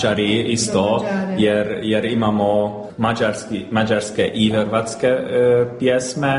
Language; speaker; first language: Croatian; non-native, local second language; Hungarian